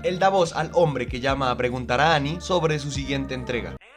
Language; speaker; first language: Spanish; native; Spanish